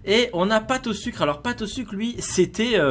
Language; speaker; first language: French; native; French